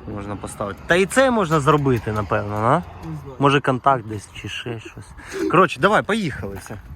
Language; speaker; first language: Ukrainian; non-native, local second language; Russian